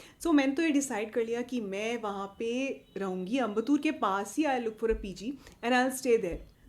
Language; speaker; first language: Hindi; native; Hindi